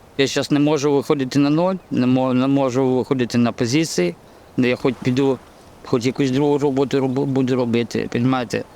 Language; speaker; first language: Ukrainian; native; Ukrainian